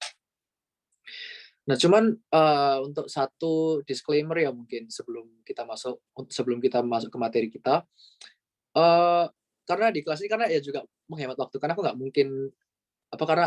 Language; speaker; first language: Indonesian; native; Indonesian